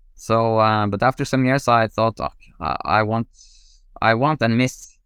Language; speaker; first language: English; non-native, fluent; Norwegian